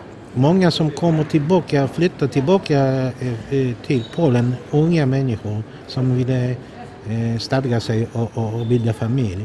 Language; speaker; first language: Swedish; non-native, fluent; Polish